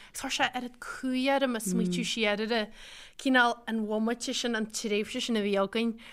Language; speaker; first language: Irish; native; Irish